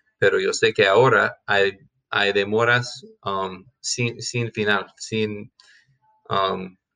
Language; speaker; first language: Spanish; non-native, fluent; English